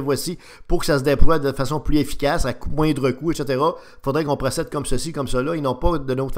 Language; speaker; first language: French; native; French